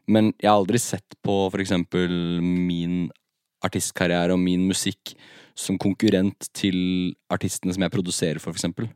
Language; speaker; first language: Norwegian; native; Norwegian